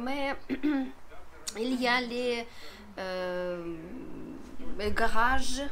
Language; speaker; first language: French; non-native, learner; Russian